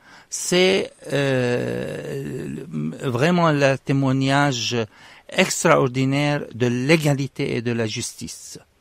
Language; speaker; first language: French; non-native, fluent; Arabic